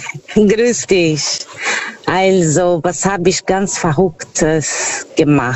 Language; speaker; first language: German; non-native, learner; Portuguese